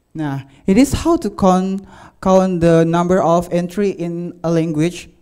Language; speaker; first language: English; non-native, learner; Indonesian